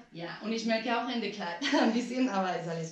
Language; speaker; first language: German; non-native, learner; Spanish